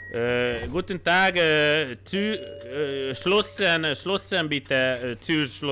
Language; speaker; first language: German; non-native, learner; Hungarian